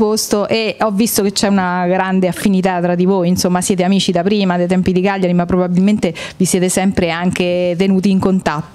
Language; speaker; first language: Italian; native; Italian